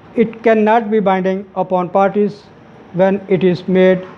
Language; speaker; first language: English; non-native, local second language; Urdu